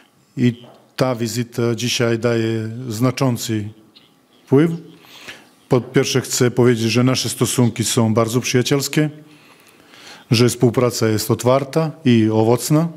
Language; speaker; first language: Polish; non-native, fluent; Serbian